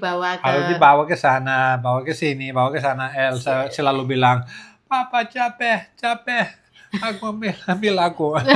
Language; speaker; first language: Indonesian; non-native, learner; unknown